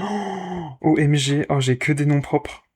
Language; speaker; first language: French; native; French